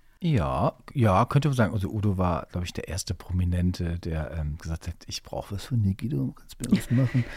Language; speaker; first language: German; native; German